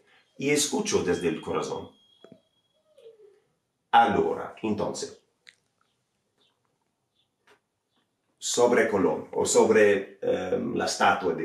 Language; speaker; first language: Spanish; non-native, fluent; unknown